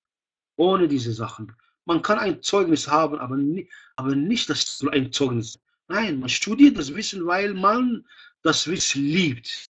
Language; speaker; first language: German; non-native, fluent; Arabic